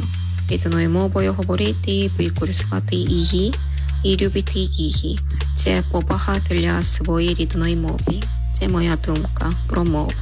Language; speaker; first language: Ukrainian; non-native, learner; Korean